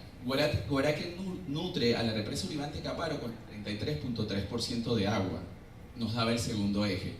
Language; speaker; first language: Spanish; native; Spanish